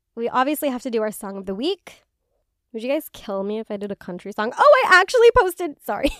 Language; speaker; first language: English; native; English